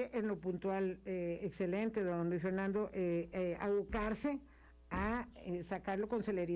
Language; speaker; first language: Spanish; native; Spanish